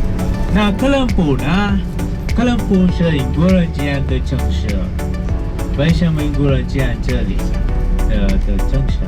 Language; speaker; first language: Chinese; non-native, learner; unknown